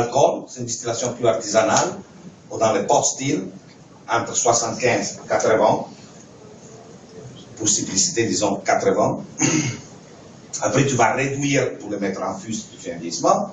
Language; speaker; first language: French; non-native, fluent; Italian